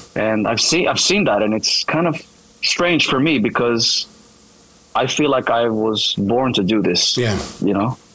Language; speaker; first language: English; non-native, fluent; Greek